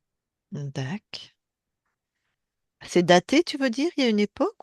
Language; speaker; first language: French; native; French